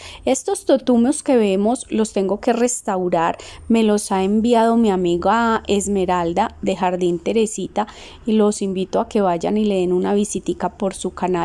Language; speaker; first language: Spanish; native; Spanish